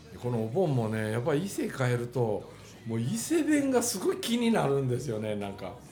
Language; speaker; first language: Japanese; native; Japanese